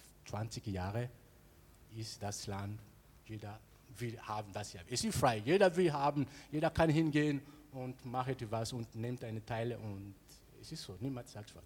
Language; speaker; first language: German; non-native, learner; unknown